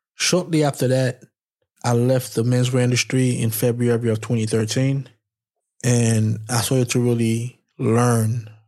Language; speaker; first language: English; non-native, fluent; Haitian Creole